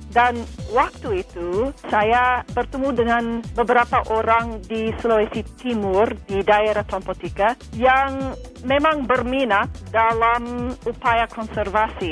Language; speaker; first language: Indonesian; non-native, fluent; English